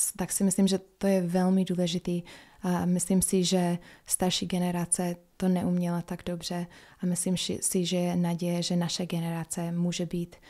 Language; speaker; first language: Czech; non-native, fluent; English